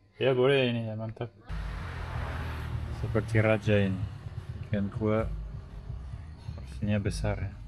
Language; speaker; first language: Indonesian; non-native, learner; French